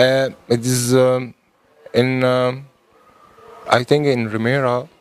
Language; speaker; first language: English; non-native, learner; Arabic